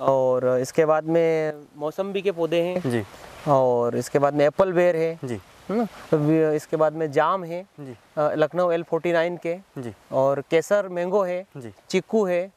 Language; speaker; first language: Hindi; native; Hindi